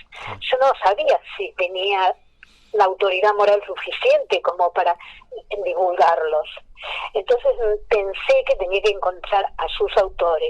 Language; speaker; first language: Spanish; native; Spanish